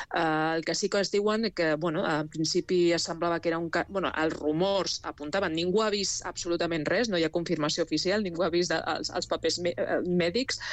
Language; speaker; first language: Catalan; non-native, local second language; Spanish